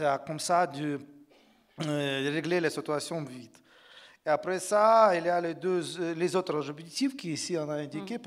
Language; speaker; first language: French; non-native, fluent; Ukrainian